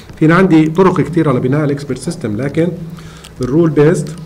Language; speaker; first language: Arabic; native; Arabic